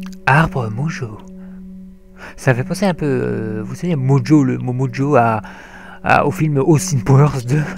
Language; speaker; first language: French; native; French